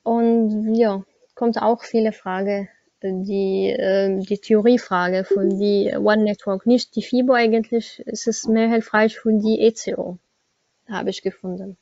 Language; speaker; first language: German; non-native, learner; Arabic